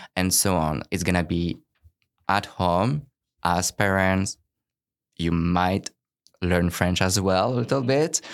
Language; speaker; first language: English; non-native, fluent; French